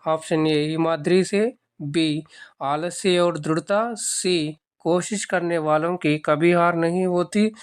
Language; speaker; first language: Hindi; non-native, local second language; Telugu